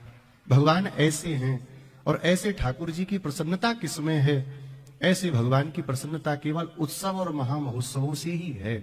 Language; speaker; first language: Hindi; native; Hindi